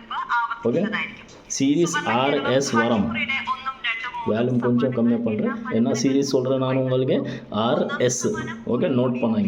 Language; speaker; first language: Tamil; non-native, learner; Kannada